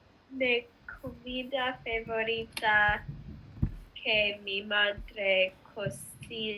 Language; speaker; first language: Spanish; non-native, learner; English